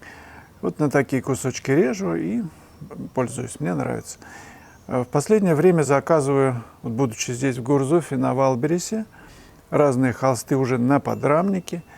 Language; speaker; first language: Russian; native; Russian